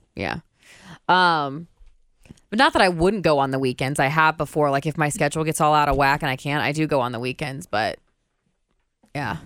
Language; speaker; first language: English; native; English